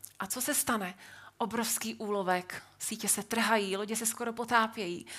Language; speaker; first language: Czech; native; Czech